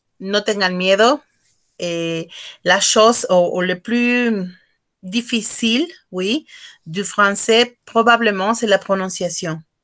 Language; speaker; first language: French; non-native, fluent; Spanish